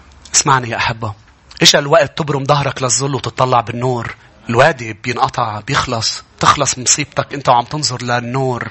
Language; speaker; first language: Arabic; native; Arabic